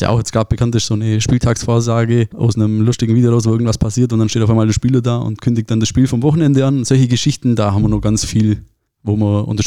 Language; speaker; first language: German; native; German